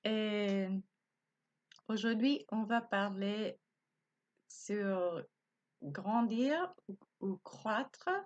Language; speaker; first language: French; non-native, learner; Spanish